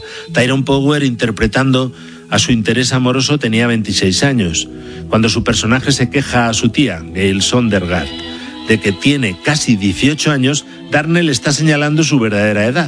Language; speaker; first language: Spanish; native; Spanish